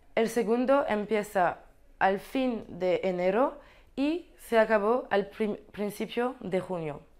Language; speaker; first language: Spanish; non-native, learner; French